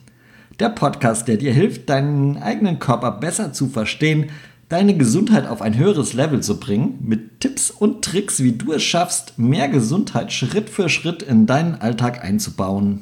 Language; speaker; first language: German; native; German